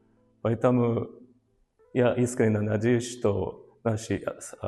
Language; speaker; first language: Russian; non-native, fluent; Japanese